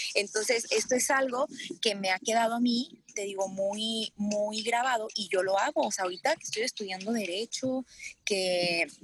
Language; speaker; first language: Spanish; native; Spanish